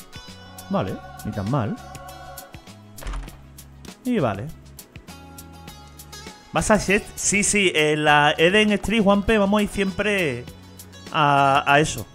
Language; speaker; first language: Spanish; native; Spanish